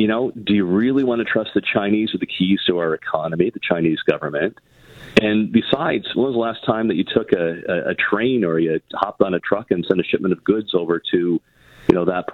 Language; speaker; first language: English; native; English